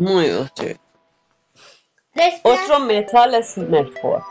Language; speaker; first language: Spanish; non-native, learner; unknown